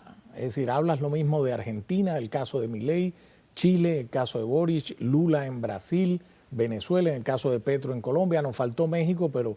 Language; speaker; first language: Spanish; native; Spanish